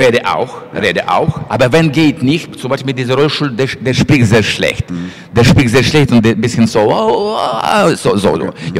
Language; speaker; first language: German; non-native, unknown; Russian